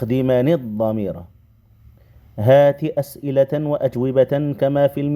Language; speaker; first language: Arabic; non-native, fluent; Indonesian